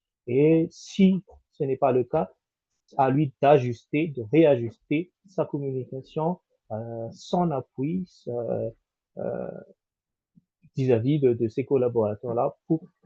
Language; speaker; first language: French; non-native, local second language; Malagasy